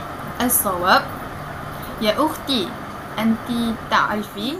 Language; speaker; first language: Arabic; non-native, learner; Malay